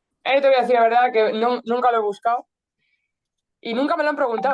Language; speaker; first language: Spanish; native; Spanish